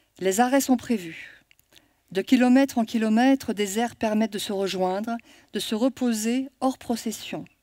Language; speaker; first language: French; native; French